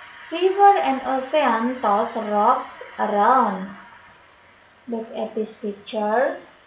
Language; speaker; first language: English; non-native, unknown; Indonesian